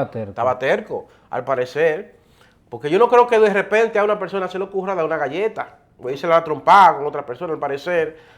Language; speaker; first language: Spanish; native; Spanish